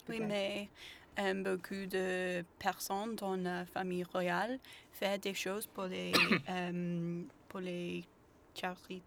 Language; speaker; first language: French; non-native, learner; English